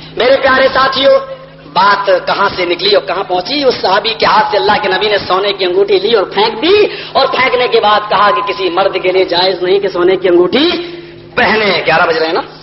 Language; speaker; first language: Urdu; native; Urdu